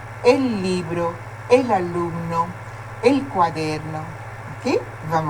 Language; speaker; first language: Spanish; non-native, fluent; Portuguese